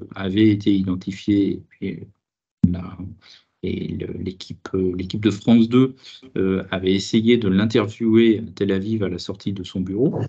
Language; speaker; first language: French; native; French